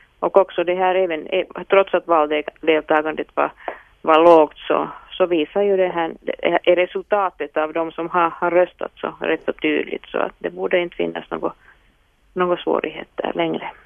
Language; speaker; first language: Swedish; non-native, local second language; Finnish